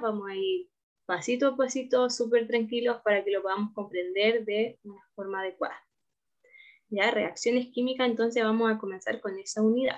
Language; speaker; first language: Spanish; native; Spanish